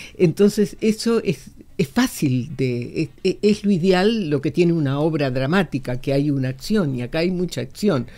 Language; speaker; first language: Spanish; native; Spanish